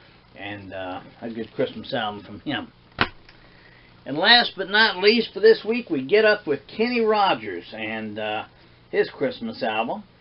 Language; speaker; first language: English; native; English